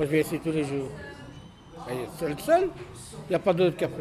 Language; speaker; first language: French; native; French